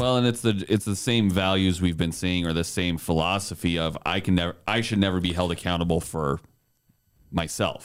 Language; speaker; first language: English; native; English